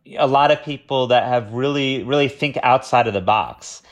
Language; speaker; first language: English; native; English